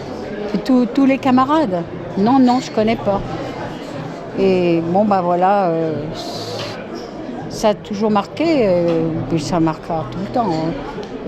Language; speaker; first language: French; native; French